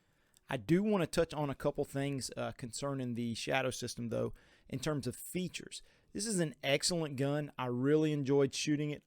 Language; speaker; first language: English; native; English